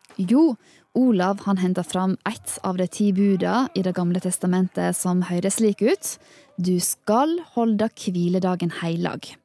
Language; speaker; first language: Norwegian; native; Norwegian